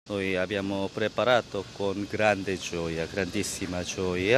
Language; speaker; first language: Italian; non-native, fluent; Korean